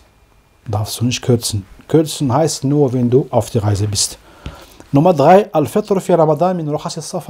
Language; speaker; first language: German; non-native, fluent; Arabic